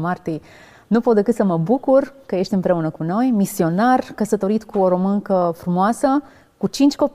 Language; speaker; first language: Romanian; native; Romanian